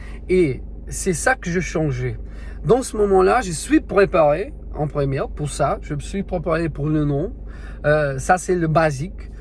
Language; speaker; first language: French; non-native, learner; Portuguese